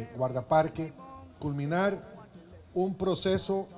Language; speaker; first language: Spanish; early bilingual, heritage; Spanish